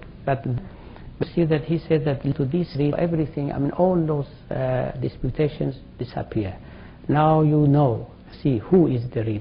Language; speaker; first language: English; non-native, fluent; Persian